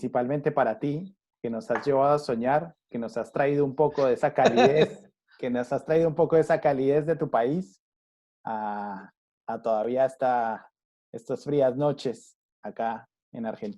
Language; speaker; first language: Spanish; native; Spanish